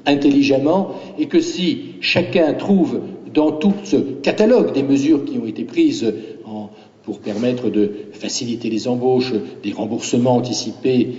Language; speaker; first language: French; native; French